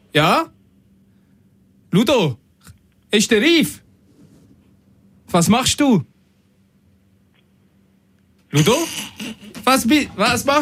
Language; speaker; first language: German; non-native, local second language; French